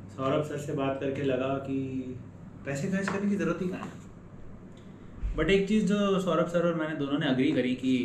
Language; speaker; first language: Hindi; native; Hindi